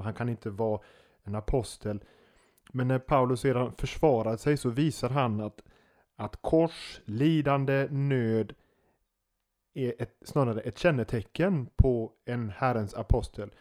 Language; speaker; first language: Swedish; native; Swedish